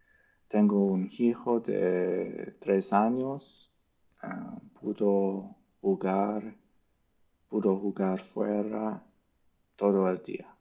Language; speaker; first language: Spanish; non-native, learner; English